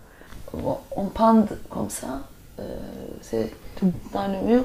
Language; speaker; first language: French; non-native, fluent; Turkish